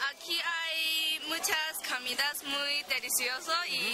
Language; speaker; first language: Spanish; non-native, learner; Chinese